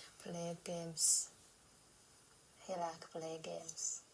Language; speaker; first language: English; non-native, learner; Chinese